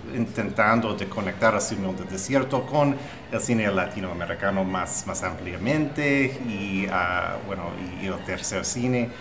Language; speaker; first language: Spanish; non-native, fluent; English